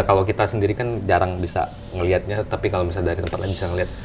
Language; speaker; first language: Indonesian; non-native, fluent; French